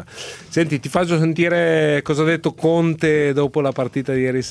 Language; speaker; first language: Italian; native; Italian